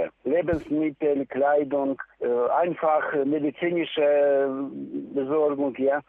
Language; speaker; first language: German; non-native, fluent; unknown